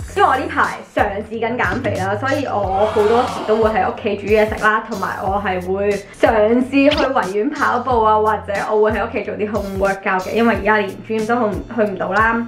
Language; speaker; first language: Cantonese; early bilingual, other home language; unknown